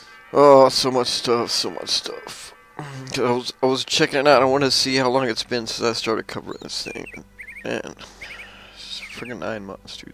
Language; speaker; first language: English; native; English